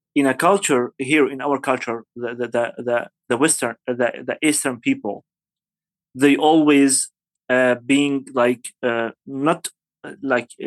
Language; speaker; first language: English; non-native, fluent; Arabic